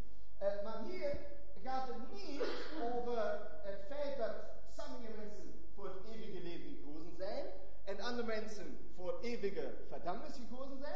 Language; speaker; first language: Dutch; non-native, fluent; German